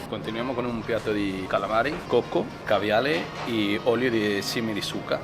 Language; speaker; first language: Italian; non-native, learner; Spanish